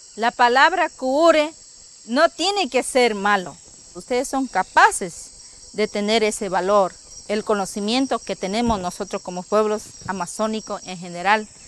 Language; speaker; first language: Spanish; non-native, local second language; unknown